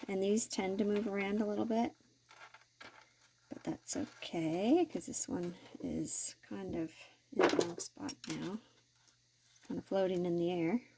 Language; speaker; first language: English; native; English